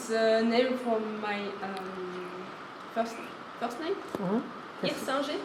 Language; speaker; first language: English; non-native, learner; French